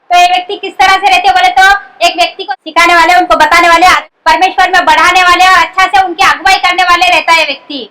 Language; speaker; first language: Hindi; non-native, local second language; Marathi